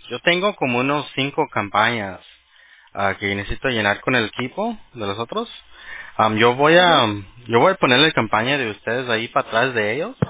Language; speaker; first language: Spanish; early bilingual, heritage; Spanish